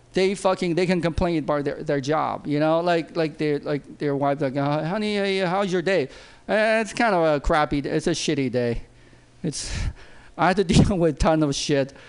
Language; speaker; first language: English; non-native, fluent; Chinese